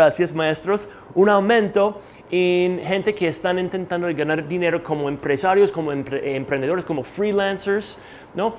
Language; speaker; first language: Spanish; non-native, fluent; English